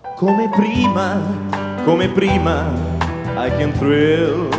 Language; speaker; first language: English; non-native, fluent; Italian